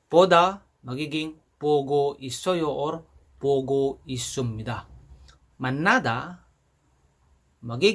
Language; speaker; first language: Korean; non-native, fluent; Filipino